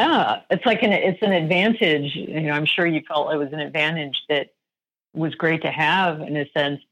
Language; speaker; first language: English; native; English